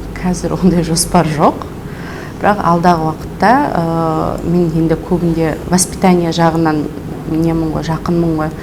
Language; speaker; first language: Kazakh; non-native, local second language; Russian